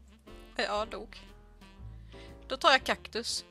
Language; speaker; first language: Swedish; native; Swedish